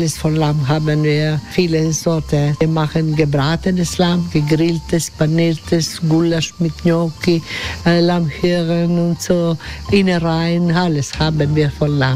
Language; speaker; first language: German; non-native, learner; Croatian